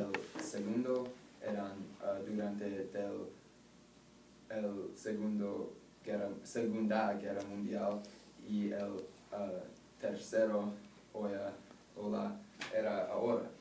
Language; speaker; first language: Spanish; non-native, learner; English